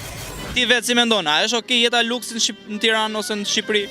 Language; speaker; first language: Albanian; native; Albanian